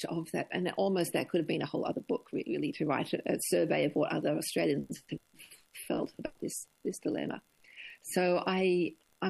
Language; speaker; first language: English; native; English